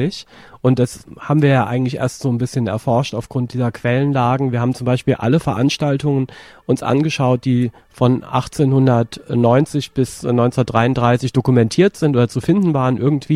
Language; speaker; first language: German; native; German